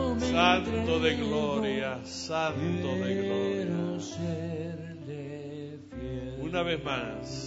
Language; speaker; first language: Spanish; native; Spanish